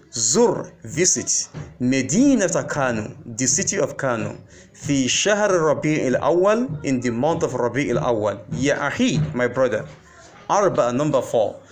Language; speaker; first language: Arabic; non-native, fluent; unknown